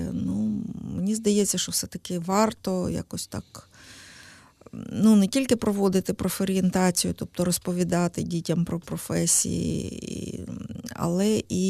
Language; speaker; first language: Ukrainian; native; Ukrainian